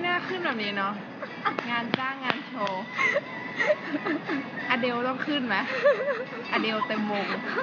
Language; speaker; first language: Thai; native; Thai